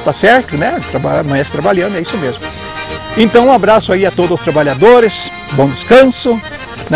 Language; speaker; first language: Portuguese; native; Portuguese